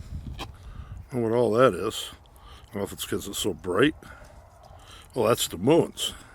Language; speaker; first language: English; native; English